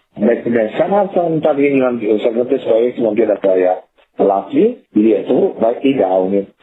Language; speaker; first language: Latvian; non-native, fluent; Italian